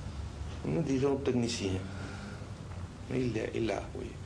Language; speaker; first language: French; non-native, fluent; Spanish